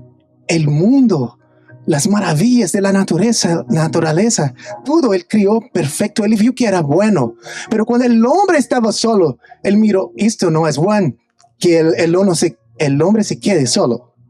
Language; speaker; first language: Spanish; non-native, fluent; Portuguese